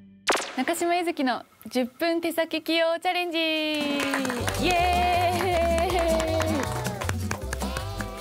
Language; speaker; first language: Japanese; native; Japanese